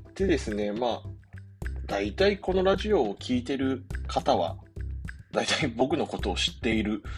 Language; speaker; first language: Japanese; early bilingual, other home language; Chinese